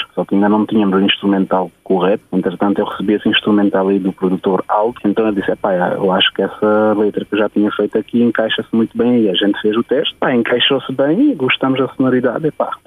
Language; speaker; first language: Portuguese; native; Portuguese